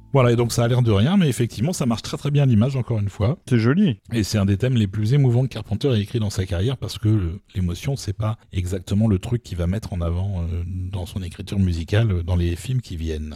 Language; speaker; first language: French; native; French